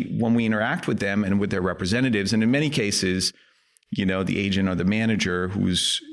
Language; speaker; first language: English; non-native, fluent; Danish